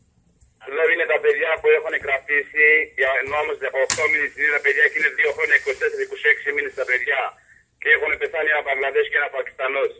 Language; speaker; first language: Greek; non-native, learner; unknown